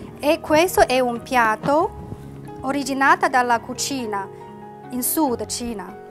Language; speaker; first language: Italian; non-native, fluent; Chinese